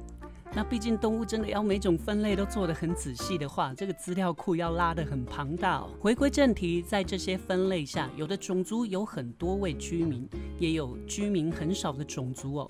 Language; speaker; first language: Chinese; native; Chinese